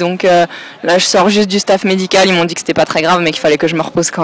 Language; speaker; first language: French; native; French